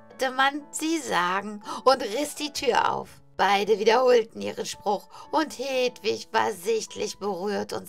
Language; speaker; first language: German; native; German